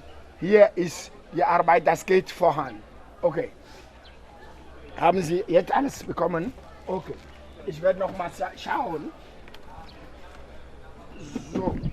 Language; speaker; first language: German; non-native, learner; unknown